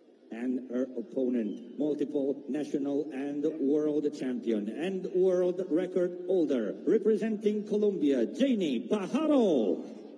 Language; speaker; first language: English; non-native, fluent; Italian